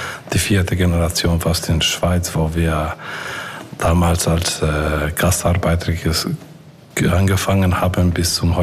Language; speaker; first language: German; non-native, learner; Albanian